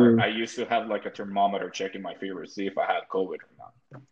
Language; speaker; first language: English; early bilingual, other home language; Spanish